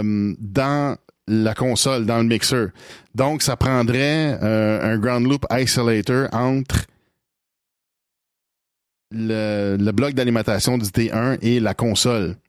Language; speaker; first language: French; native; French